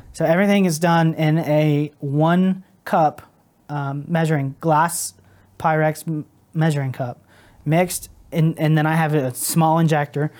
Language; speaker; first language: English; native; English